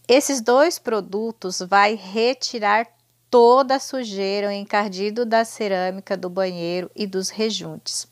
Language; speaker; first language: Portuguese; native; Portuguese